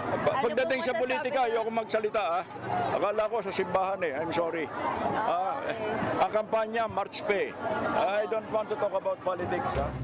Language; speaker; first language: Filipino; native; Filipino